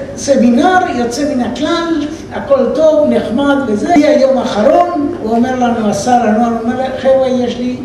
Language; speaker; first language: Hebrew; native; Hebrew